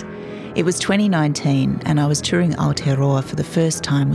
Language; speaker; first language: English; native; English